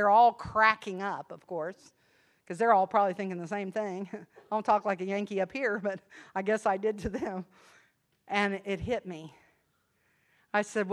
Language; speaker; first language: English; native; English